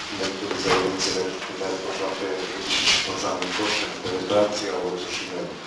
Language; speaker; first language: Polish; non-native, learner; Russian